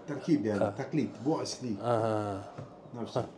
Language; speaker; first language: Arabic; non-native, learner; Turkish